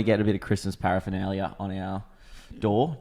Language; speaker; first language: English; native; English